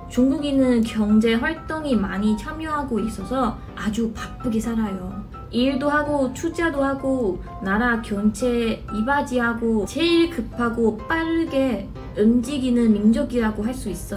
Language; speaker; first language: Korean; non-native, fluent; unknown